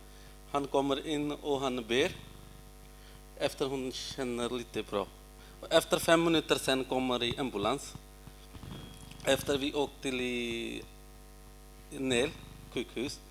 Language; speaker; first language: Swedish; non-native, learner; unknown